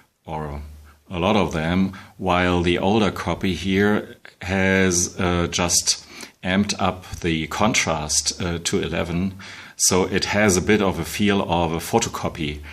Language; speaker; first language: English; non-native, fluent; German